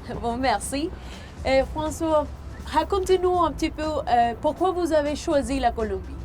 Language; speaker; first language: French; non-native, fluent; Spanish